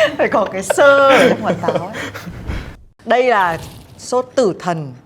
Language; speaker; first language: Vietnamese; native; Vietnamese